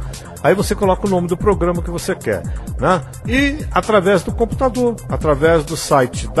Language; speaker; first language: Portuguese; native; Portuguese